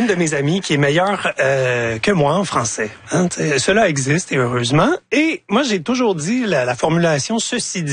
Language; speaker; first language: French; native; French